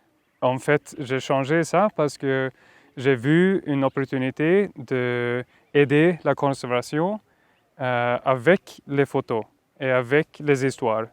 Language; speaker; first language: French; non-native, fluent; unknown